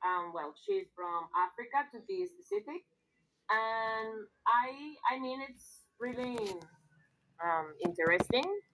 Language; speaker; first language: English; non-native, fluent; Spanish